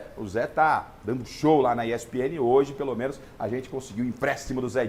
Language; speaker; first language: Portuguese; native; Portuguese